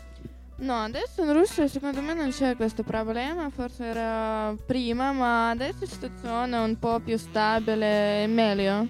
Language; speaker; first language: Italian; non-native, learner; Russian